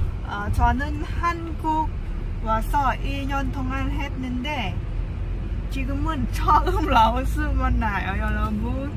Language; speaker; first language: Korean; non-native, learner; Lao